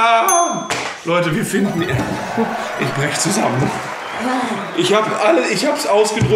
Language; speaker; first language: German; native; German